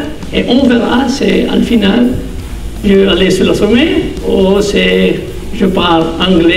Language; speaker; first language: French; non-native, learner; Italian